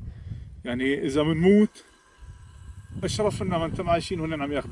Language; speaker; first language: Arabic; native; Arabic